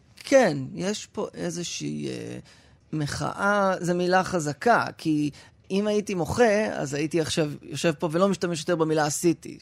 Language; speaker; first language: Hebrew; native; Hebrew